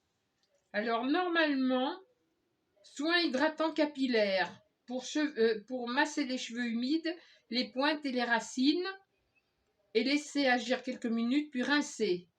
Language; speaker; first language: French; native; French